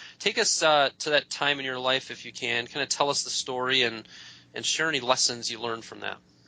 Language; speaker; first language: English; native; English